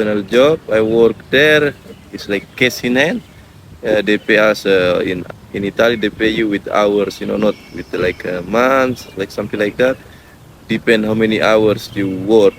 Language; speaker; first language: English; non-native, learner; Indonesian